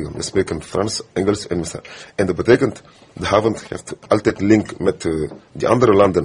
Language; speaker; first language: Dutch; non-native, fluent; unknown